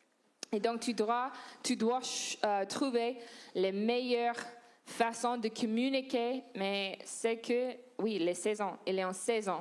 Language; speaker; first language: French; non-native, learner; English